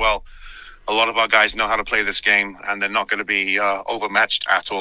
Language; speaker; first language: English; native; English